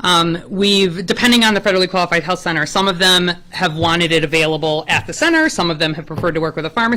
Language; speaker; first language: English; native; English